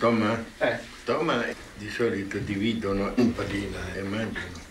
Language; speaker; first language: Italian; non-native, fluent; Tibetan